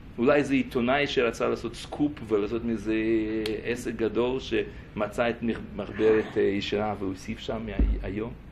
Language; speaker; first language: Hebrew; non-native, fluent; Russian